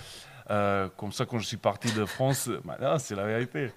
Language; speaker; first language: French; non-native, learner; Bosnian